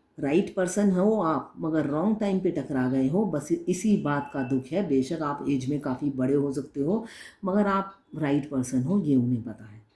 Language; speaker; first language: Hindi; non-native, local second language; Bangla